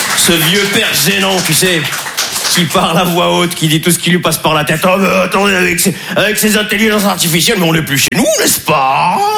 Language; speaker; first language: French; native; French